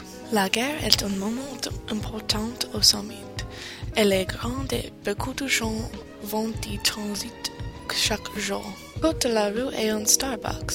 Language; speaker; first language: French; non-native, learner; English